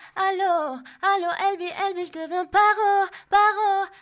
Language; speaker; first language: French; native; French